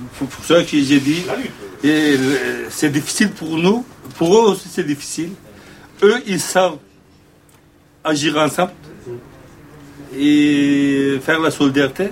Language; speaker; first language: French; non-native, fluent; Kurdish